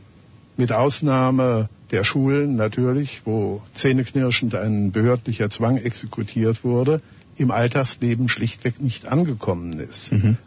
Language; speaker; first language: German; native; German